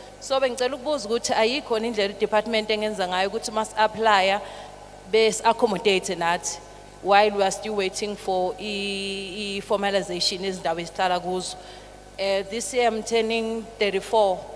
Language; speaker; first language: Zulu; native; Zulu